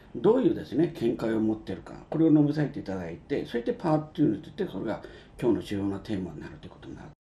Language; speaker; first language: Japanese; native; Japanese